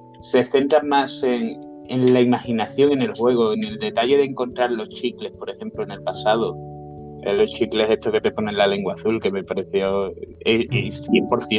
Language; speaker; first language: Spanish; native; Spanish